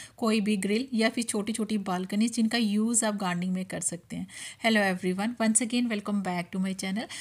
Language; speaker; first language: Hindi; non-native, local second language; Punjabi